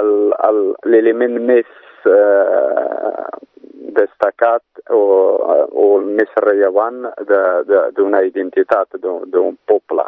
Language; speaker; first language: Catalan; non-native, fluent; Berber languages